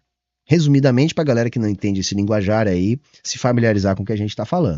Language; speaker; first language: Portuguese; native; Portuguese